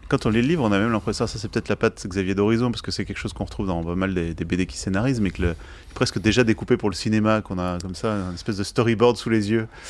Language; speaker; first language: French; native; French